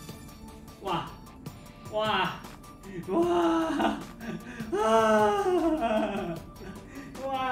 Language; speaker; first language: Chinese; native; Chinese